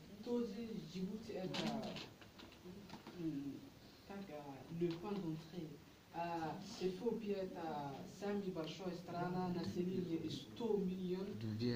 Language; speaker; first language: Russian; non-native, learner; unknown